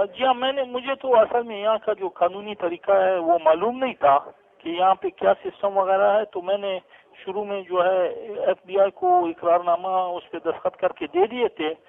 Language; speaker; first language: Urdu; non-native, local second language; Pashto